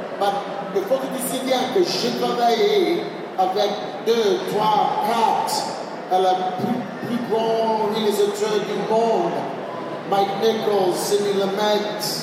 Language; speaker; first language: French; non-native, learner; English